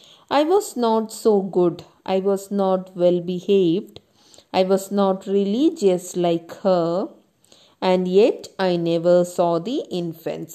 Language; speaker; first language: English; non-native, local second language; Malayalam